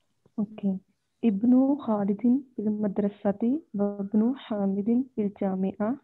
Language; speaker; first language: Arabic; non-native, learner; Urdu